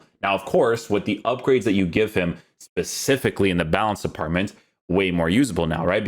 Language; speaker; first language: English; native; English